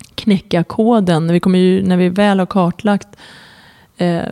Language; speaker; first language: Swedish; early bilingual, other home language; Persian